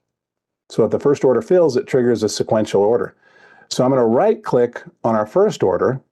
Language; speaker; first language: English; native; English